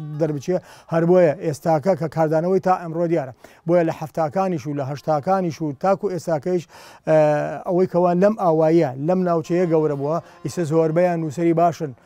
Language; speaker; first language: Central Kurdish; native; Central Kurdish